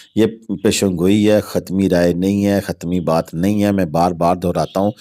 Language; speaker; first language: Urdu; non-native, local second language; Pahari-Potwari